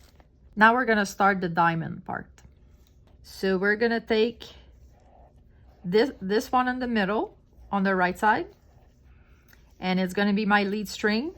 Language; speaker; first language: English; non-native, fluent; French